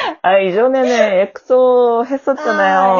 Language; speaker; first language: Korean; non-native, learner; Japanese